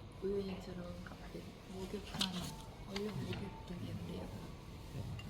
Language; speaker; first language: Korean; non-native, fluent; Japanese